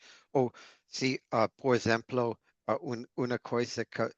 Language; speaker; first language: Portuguese; non-native, learner; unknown